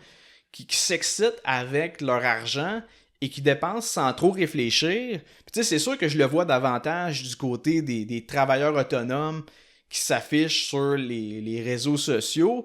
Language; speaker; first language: French; native; French